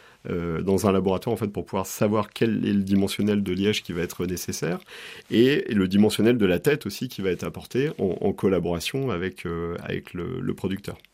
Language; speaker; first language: French; native; French